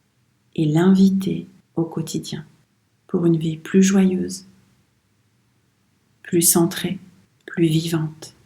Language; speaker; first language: French; native; French